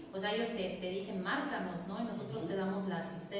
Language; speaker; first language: Spanish; native; Spanish